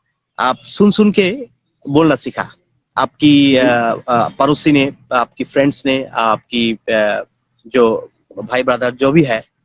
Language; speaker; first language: Hindi; non-native, learner; Bangla